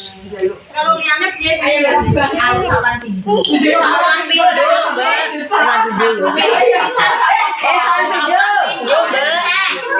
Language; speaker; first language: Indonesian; non-native, local second language; Javanese